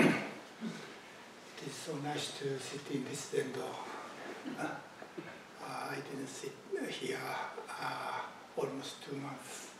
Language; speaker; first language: English; non-native, fluent; Japanese